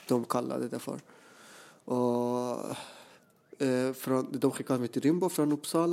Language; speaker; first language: Swedish; non-native, fluent; Persian